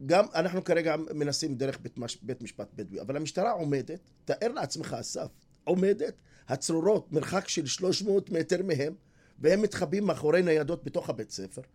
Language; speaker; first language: Hebrew; non-native, local second language; Arabic